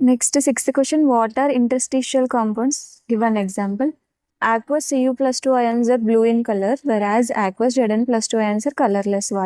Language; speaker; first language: English; non-native, local second language; Telugu